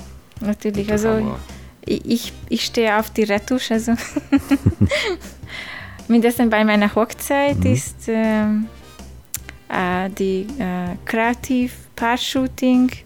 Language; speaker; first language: German; non-native, fluent; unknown